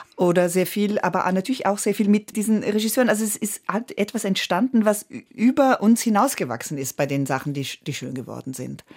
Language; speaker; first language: German; early bilingual, other home language; Italian